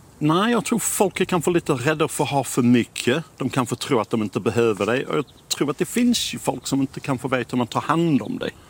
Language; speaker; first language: Swedish; non-native, fluent; English